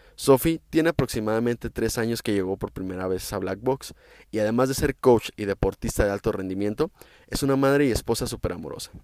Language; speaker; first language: Spanish; native; Spanish